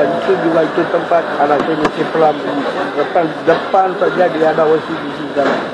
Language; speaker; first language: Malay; non-native, learner; Tamil